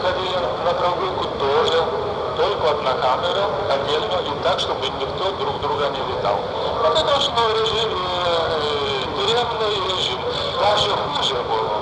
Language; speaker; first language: Russian; non-native, fluent; Lithuanian